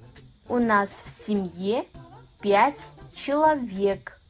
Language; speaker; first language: Russian; non-native, fluent; Kazakh